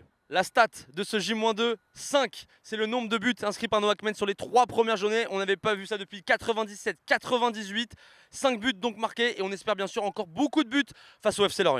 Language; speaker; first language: French; native; French